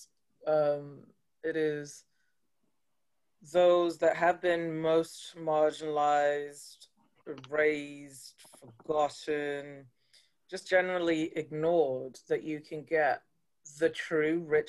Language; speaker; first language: English; non-native, local second language; Yoruba